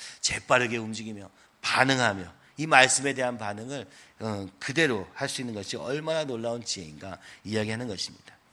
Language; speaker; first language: Korean; native; Korean